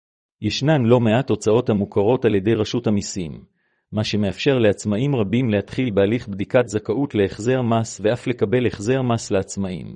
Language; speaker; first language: Hebrew; native; Hebrew